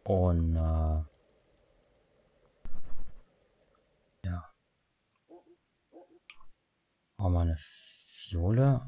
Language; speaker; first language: German; native; German